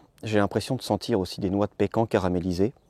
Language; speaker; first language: French; native; French